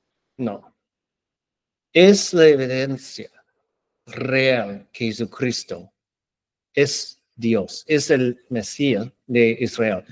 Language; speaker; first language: Spanish; non-native, learner; English